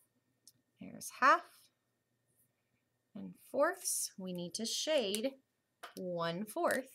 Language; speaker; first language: English; native; English